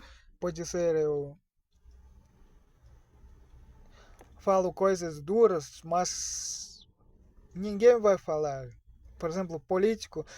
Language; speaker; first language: Portuguese; non-native, learner; Russian